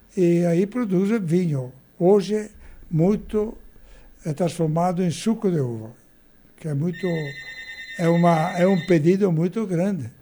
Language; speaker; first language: Portuguese; non-native, fluent; Italian